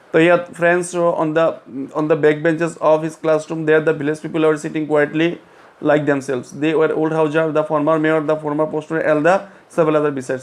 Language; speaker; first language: English; non-native, local second language; Assamese